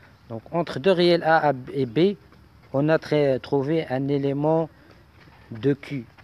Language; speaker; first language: French; non-native, local second language; Arabic